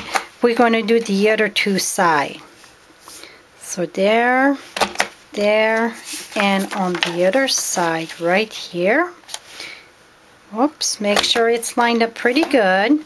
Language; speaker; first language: English; non-native, fluent; French